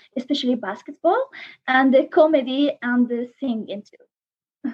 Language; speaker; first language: English; non-native, learner; Arabic